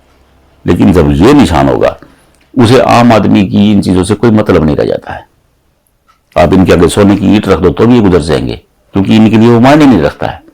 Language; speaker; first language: Hindi; native; Hindi